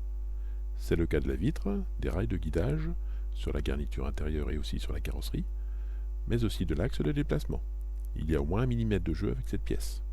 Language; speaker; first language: French; native; French